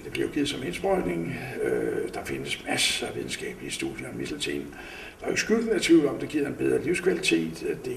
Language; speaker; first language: Danish; native; Danish